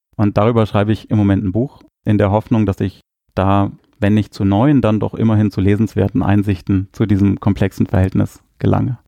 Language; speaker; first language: German; native; German